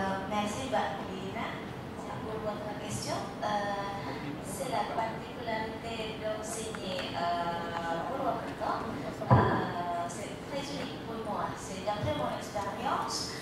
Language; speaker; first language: French; non-native, fluent; Indonesian